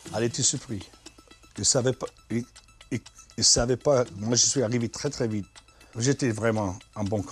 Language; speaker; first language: French; non-native, fluent; English